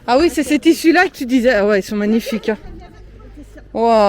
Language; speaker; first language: French; native; French